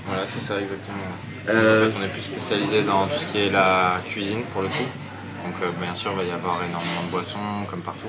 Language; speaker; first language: French; native; French